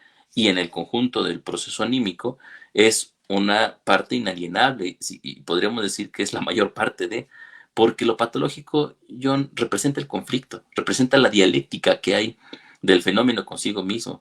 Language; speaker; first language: Spanish; native; Spanish